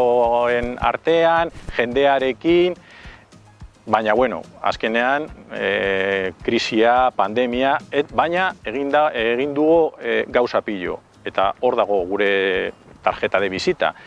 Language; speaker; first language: Basque; non-native, local second language; Spanish